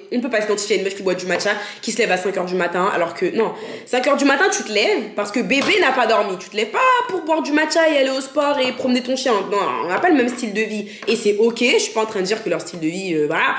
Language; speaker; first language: French; native; French